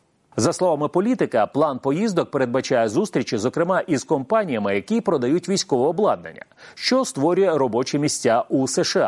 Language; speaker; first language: Ukrainian; native; Ukrainian